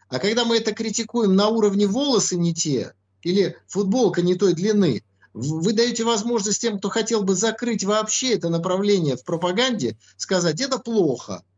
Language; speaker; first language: Russian; native; Russian